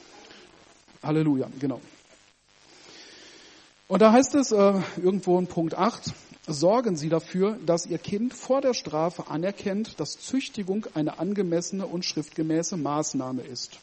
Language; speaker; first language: German; native; German